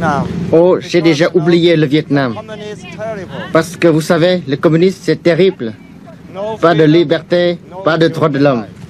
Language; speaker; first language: French; non-native, fluent; Vietnamese